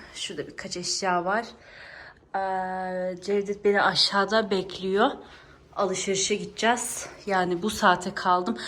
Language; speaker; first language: Turkish; early bilingual, heritage; Turkish